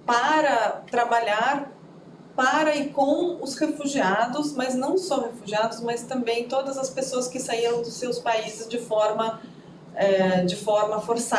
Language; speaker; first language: Portuguese; non-native, fluent; Russian